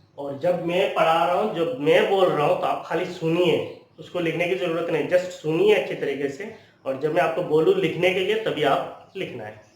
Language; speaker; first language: Hindi; non-native, local second language; Bangla